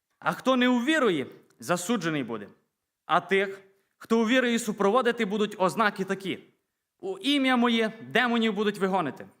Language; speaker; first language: Ukrainian; native; Ukrainian